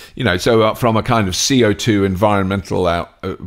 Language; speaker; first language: English; native; English